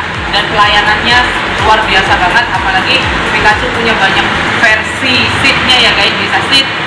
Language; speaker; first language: Indonesian; native; Indonesian